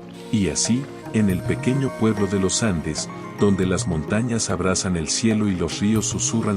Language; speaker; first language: Spanish; native; Spanish